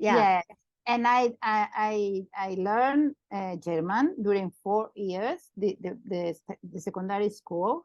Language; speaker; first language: English; non-native, learner; Catalan